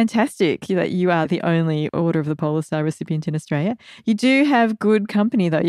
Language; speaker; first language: English; native; English